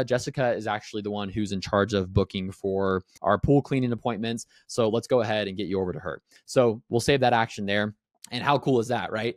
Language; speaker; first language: English; native; English